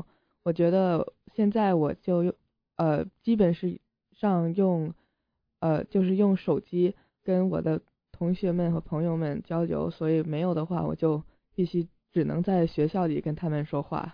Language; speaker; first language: Chinese; early bilingual, heritage; Chinese